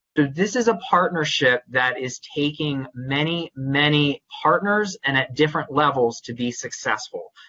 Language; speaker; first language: English; native; English